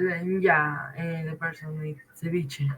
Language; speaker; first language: English; non-native, learner; Spanish